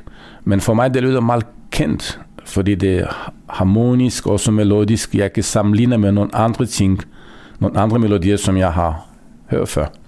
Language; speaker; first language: Danish; non-native, fluent; Romanian